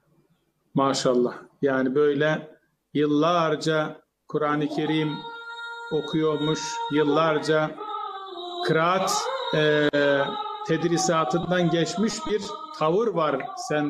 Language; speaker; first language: Turkish; native; Turkish